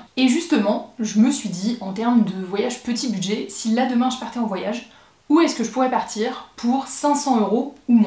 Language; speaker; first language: French; native; French